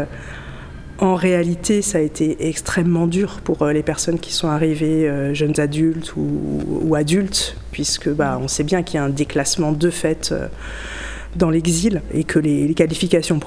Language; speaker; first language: French; native; French